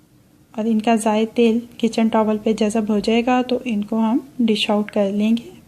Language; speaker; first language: Urdu; native; Urdu